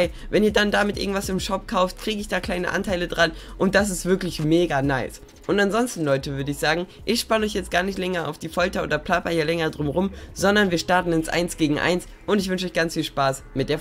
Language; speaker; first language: German; native; German